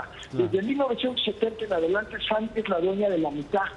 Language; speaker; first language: Spanish; native; Spanish